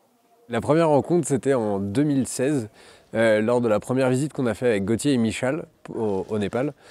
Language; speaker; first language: French; native; French